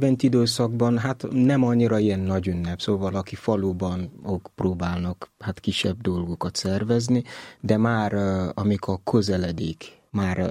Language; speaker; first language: Hungarian; non-native, fluent; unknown